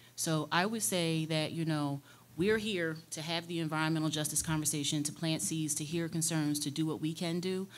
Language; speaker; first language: English; native; English